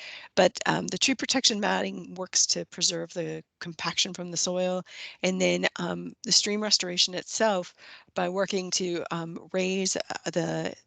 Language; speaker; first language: English; native; English